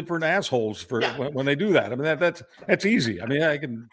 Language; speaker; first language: English; native; English